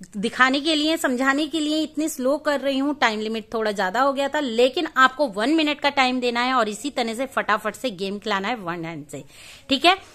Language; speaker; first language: Hindi; native; Hindi